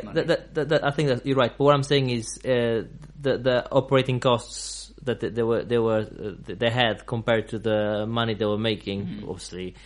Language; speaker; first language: English; non-native, fluent; Portuguese